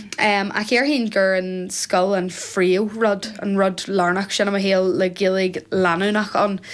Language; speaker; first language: Irish; non-native, local second language; English